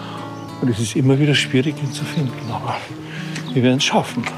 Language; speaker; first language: German; native; German